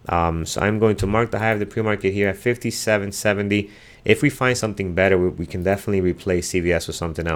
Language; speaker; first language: English; native; English